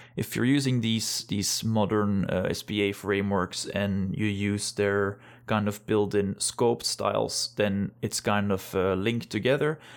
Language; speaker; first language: English; non-native, fluent; Dutch